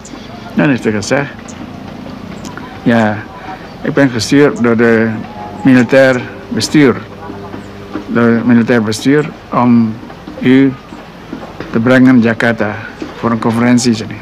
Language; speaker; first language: Dutch; non-native, local second language; Indonesian